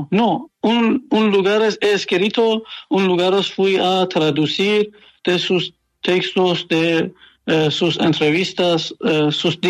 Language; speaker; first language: Spanish; non-native, learner; Persian